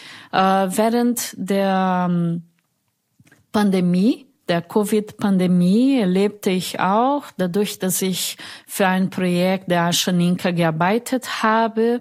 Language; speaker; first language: German; non-native, fluent; Portuguese